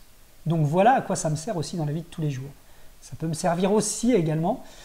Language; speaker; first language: French; native; French